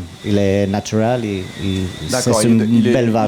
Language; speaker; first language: French; non-native, learner; English